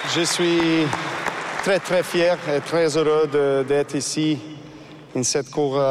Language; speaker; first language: French; non-native, learner; Serbian